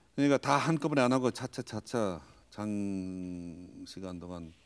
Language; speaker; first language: Korean; non-native, fluent; English